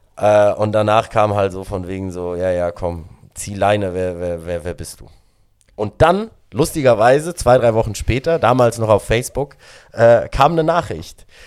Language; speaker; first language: German; non-native, local second language; Romansh